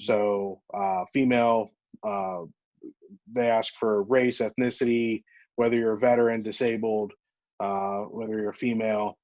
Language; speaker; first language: English; native; English